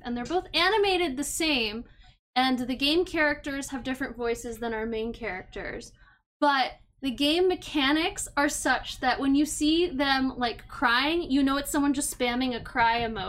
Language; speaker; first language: English; native; English